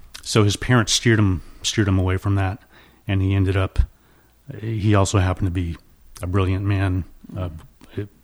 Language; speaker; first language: English; native; English